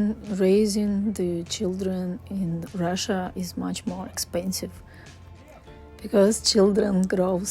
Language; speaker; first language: English; non-native, fluent; Russian